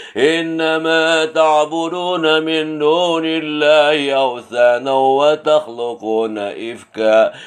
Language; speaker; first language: Arabic; non-native, learner; Indonesian